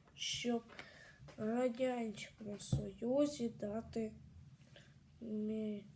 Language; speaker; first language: Ukrainian; non-native, local second language; Crimean Tatar